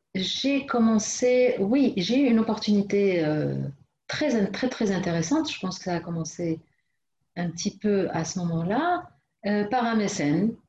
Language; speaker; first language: French; non-native, local second language; Arabic